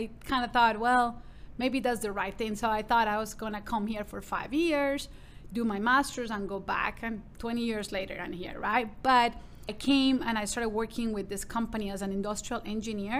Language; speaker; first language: English; non-native, fluent; Spanish